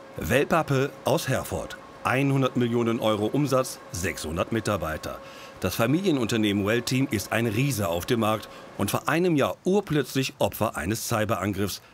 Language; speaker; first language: German; native; German